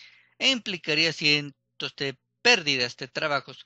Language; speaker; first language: Spanish; native; Spanish